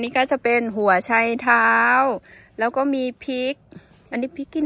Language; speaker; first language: Thai; native; Thai